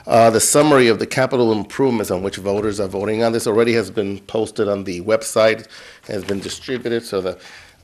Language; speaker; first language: English; native; English